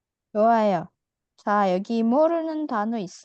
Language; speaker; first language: Korean; non-native, fluent; Indonesian